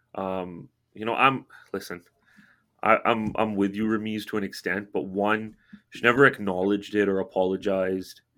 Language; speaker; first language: English; native; English